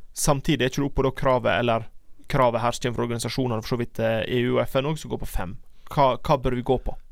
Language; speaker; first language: Norwegian; native; Norwegian